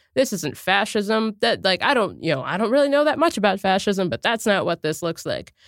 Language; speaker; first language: English; native; English